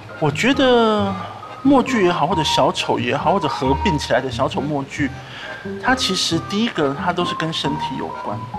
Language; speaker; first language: Chinese; native; Chinese